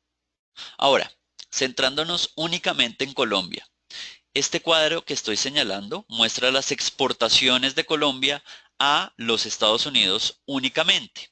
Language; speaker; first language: Spanish; native; Spanish